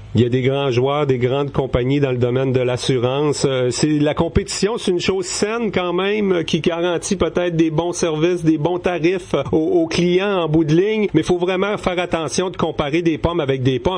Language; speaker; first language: French; native; French